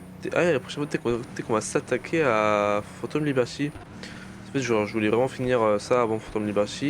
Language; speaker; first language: French; native; French